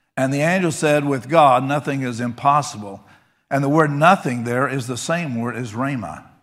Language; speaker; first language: English; native; English